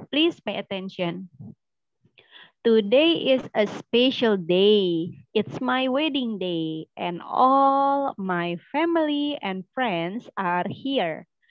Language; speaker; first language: English; non-native, fluent; Indonesian